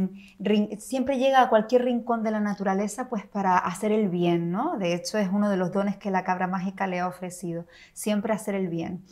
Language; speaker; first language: Spanish; native; Spanish